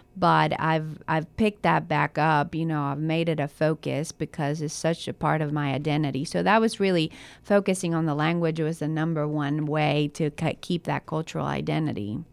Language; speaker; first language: English; early bilingual, other home language; Spanish